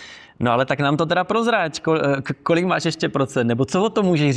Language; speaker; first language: Czech; native; Czech